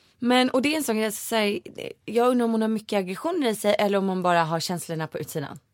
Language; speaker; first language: Swedish; native; Swedish